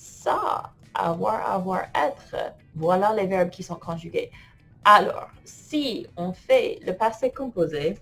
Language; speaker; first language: French; non-native, fluent; English